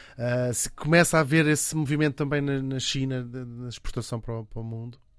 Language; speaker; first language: Portuguese; native; Portuguese